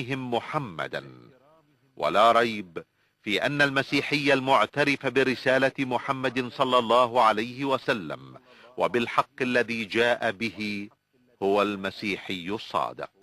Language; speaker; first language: Arabic; native; Arabic